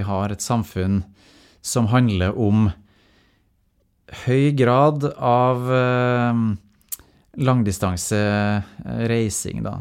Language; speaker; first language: Norwegian; native; Norwegian